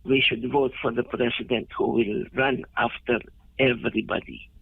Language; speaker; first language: English; non-native, local second language; Filipino